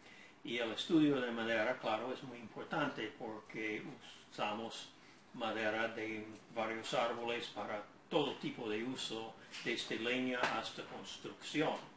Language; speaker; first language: Spanish; non-native, fluent; English